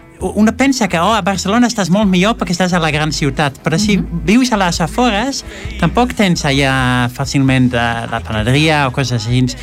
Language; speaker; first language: Catalan; non-native, fluent; Dutch